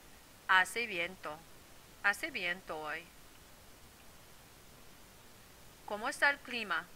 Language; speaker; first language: Spanish; non-native, fluent; English